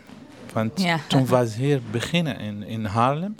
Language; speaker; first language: Dutch; non-native, learner; Arabic